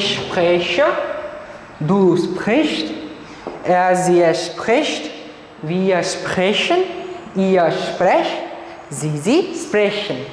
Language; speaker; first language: German; non-native, fluent; Marathi